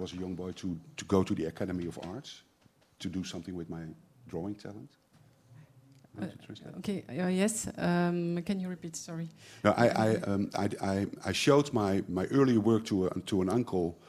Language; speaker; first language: English; non-native, learner; Dutch